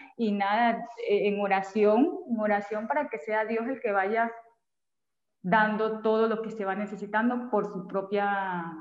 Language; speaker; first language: Spanish; native; Spanish